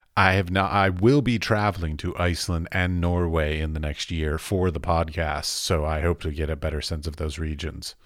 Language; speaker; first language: English; early bilingual, other home language; Finnish